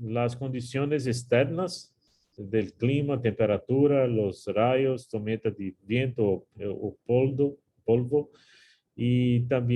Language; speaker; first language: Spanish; non-native, learner; Portuguese